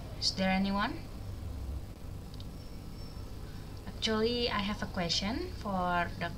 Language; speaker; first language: English; non-native, learner; Indonesian